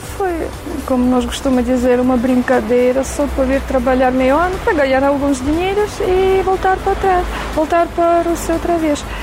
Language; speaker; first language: Portuguese; non-native, fluent; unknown